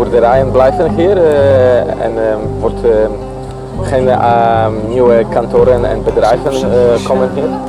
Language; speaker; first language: Dutch; non-native, learner; Polish